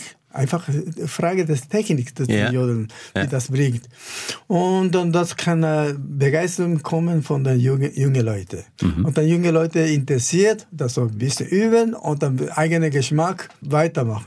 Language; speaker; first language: German; non-native, fluent; Japanese